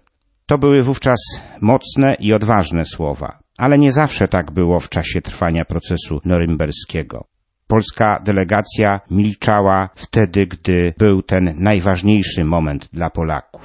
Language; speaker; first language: Polish; native; Polish